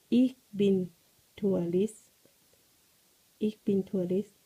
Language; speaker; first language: German; non-native, learner; Thai